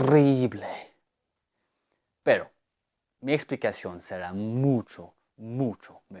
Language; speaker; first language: Spanish; non-native, fluent; English